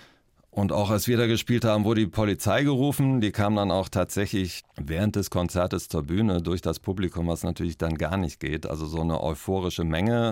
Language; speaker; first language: German; native; German